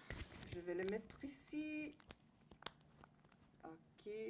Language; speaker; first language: French; non-native, local second language; Dutch